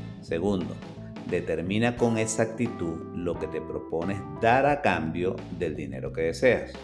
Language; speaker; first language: Spanish; native; Spanish